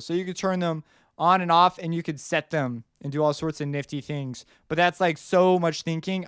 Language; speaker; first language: English; native; English